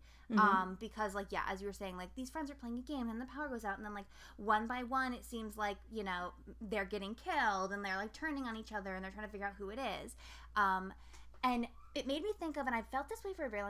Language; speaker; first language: English; native; English